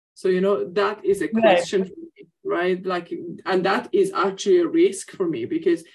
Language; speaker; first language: English; non-native, fluent; Persian